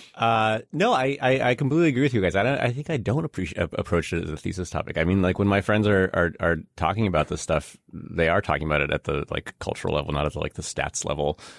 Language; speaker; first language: English; native; English